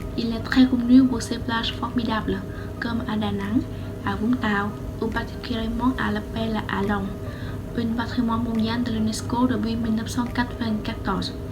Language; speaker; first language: French; non-native, fluent; Vietnamese